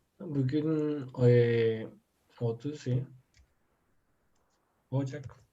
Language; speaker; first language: Turkish; non-native, fluent; Spanish